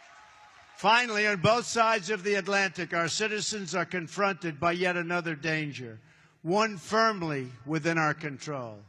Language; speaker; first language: English; native; English